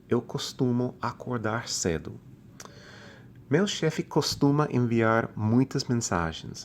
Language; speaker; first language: Portuguese; non-native, fluent; English